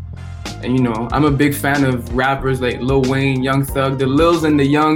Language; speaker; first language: English; non-native, fluent; French